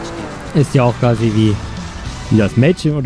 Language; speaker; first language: German; native; German